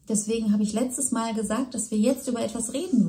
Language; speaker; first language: German; native; German